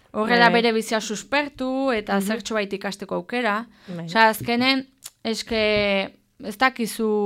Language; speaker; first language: Basque; native; Basque